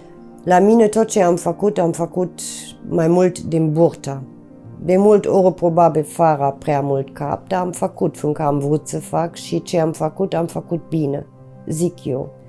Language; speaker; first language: Romanian; non-native, fluent; German